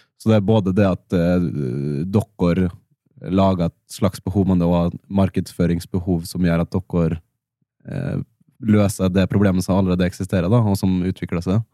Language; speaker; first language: Norwegian; native; Norwegian